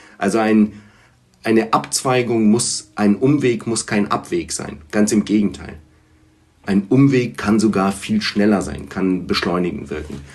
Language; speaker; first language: German; early bilingual, other home language; Bulgarian